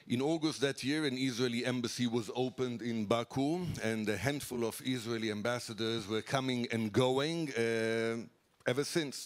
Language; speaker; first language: English; non-native, fluent; Hebrew